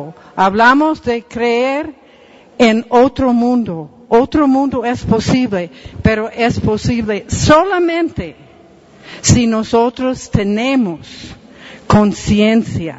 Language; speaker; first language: Spanish; non-native, fluent; English